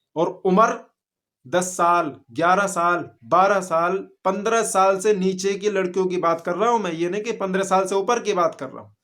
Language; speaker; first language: Urdu; native; Urdu